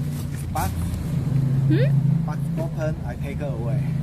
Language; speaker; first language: English; non-native, learner; Chinese